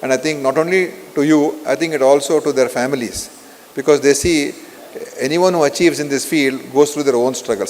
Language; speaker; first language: English; non-native, local second language; Kannada